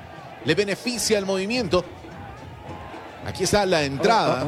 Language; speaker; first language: Spanish; native; Spanish